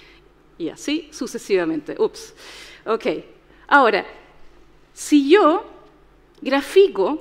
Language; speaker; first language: Spanish; native; Spanish